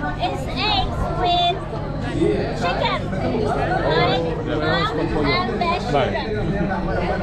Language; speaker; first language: English; non-native, learner; Thai